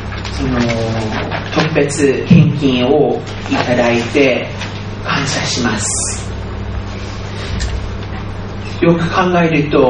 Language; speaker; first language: Japanese; non-native, fluent; English